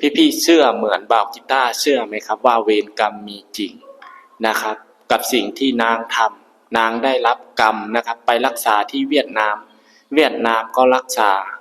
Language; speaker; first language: Thai; native; Thai